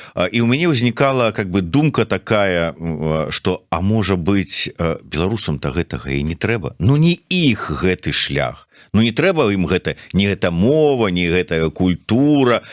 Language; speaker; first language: Belarusian; non-native, local second language; Russian